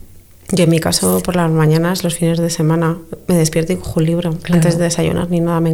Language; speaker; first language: Spanish; native; Spanish